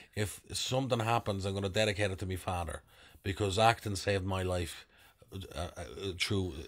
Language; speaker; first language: English; native; English